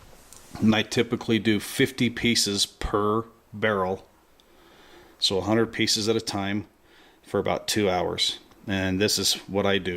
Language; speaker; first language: English; native; English